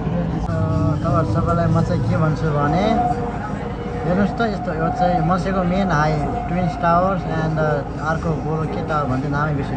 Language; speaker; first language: Nepali; native; Nepali